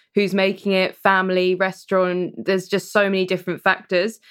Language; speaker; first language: English; early bilingual, other home language; Persian